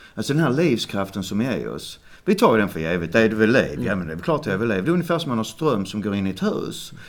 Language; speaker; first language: Swedish; native; Swedish